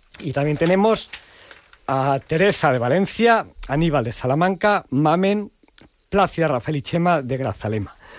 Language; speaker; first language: Spanish; native; Spanish